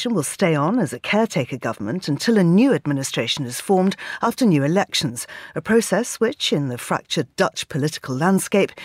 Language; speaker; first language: English; native; English